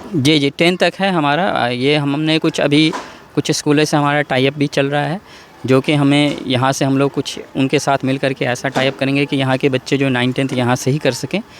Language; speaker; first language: Hindi; native; Hindi